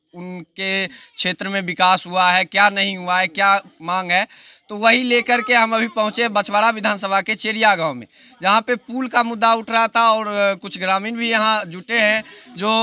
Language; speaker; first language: Hindi; native; Hindi